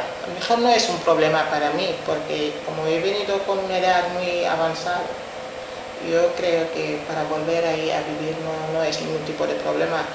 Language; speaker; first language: Spanish; non-native, fluent; Wolof